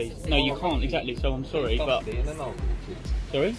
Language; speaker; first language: English; native; English